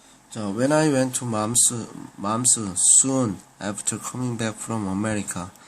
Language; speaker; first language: English; non-native, fluent; Korean